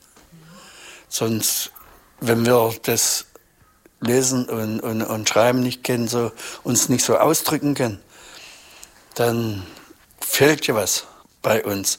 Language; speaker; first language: German; native; German